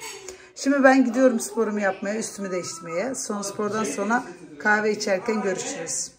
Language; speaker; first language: Turkish; early bilingual, heritage; Turkish